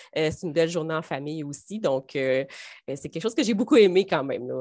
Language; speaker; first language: French; native; French